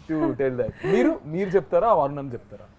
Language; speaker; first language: Telugu; native; Telugu